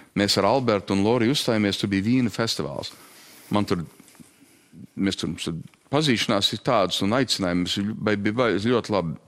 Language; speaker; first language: Latvian; early bilingual, heritage; Latvian